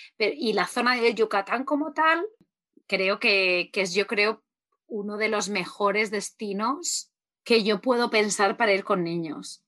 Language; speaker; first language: Spanish; native; Spanish